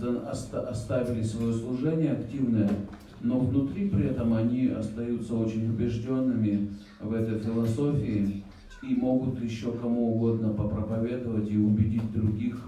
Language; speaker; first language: Russian; native; Russian